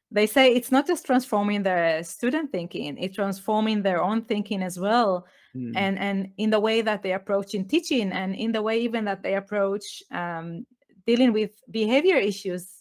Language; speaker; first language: English; non-native, fluent; Hebrew